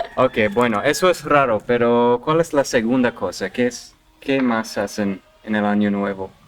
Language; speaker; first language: Spanish; non-native, fluent; English